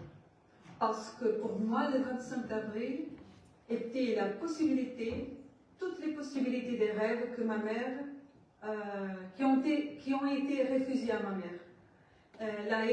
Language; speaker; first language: French; non-native, learner; Portuguese